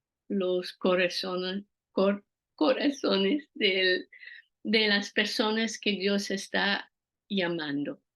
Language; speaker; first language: Spanish; non-native, fluent; French